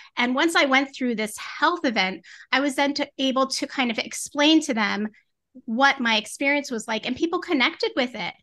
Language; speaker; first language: English; native; English